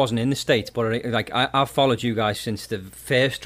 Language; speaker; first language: English; native; English